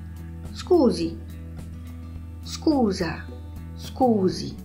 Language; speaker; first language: Italian; non-native, fluent; Polish